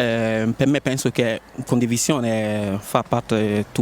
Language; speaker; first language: Italian; non-native, learner; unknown